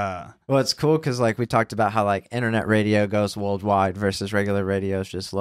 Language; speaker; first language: English; native; English